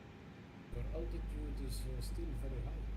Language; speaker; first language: English; non-native, learner; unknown